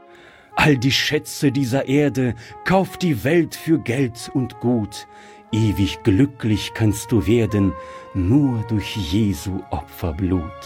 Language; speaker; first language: German; native; German